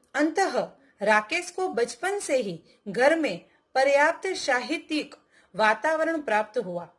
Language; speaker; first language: Hindi; non-native, local second language; Gujarati